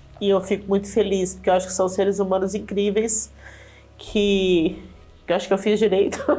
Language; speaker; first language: Portuguese; native; Portuguese